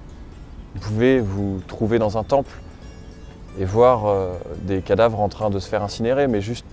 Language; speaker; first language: French; native; French